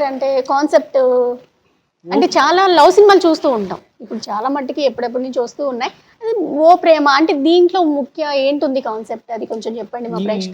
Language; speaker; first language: Telugu; native; Telugu